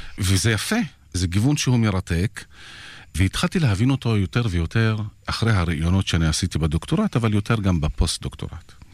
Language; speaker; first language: Hebrew; non-native, local second language; Arabic